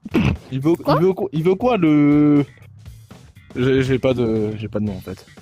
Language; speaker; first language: French; native; French